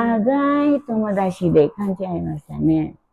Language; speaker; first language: Japanese; non-native, learner; Filipino